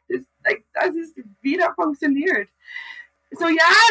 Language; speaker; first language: German; non-native, learner; English